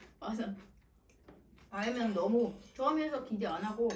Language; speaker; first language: Korean; non-native, fluent; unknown